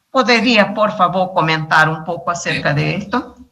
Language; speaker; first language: Spanish; non-native, learner; Portuguese